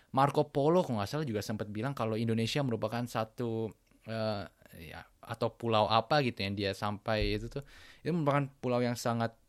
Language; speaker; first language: Indonesian; native; Indonesian